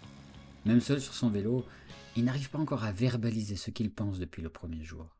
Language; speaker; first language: French; native; French